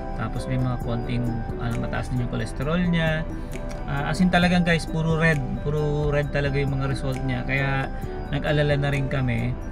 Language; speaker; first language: Filipino; native; Filipino